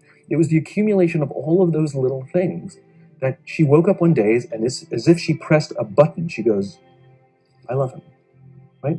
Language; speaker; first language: English; native; English